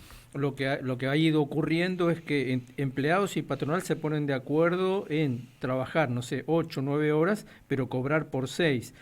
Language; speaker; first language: Spanish; native; Spanish